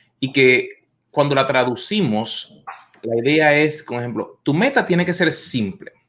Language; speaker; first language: Spanish; native; Spanish